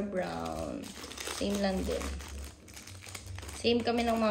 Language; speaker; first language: Filipino; native; Filipino